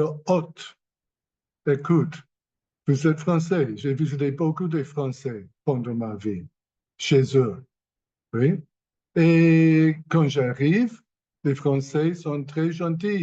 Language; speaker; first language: French; non-native, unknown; English